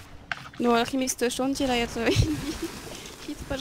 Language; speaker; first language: Russian; non-native, learner; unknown